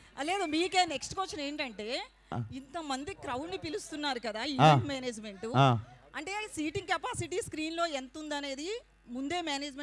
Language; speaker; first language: Telugu; native; Telugu